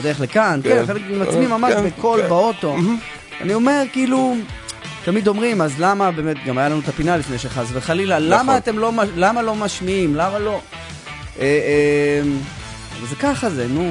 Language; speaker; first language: Hebrew; native; Hebrew